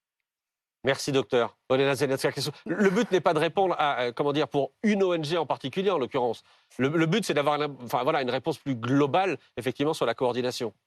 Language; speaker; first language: French; native; French